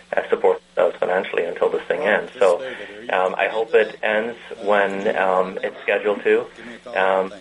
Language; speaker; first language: English; native; English